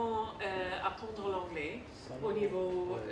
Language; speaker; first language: French; non-native, fluent; English